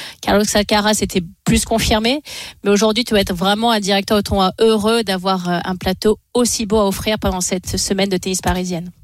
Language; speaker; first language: French; native; French